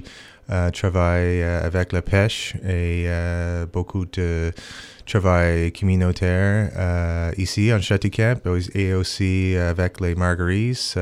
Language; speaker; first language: French; non-native, local second language; English